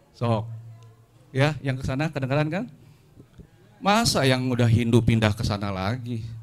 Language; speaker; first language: Indonesian; non-native, local second language; Sundanese